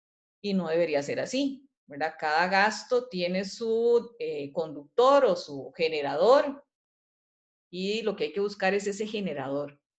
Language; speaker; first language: Spanish; native; Spanish